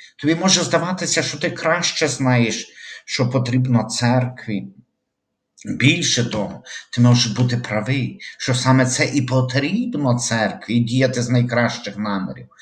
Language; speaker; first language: Ukrainian; native; Ukrainian